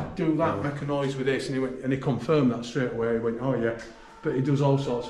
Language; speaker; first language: English; native; English